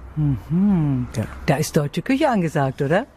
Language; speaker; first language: German; native; German